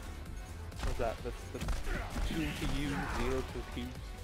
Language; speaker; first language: English; native; English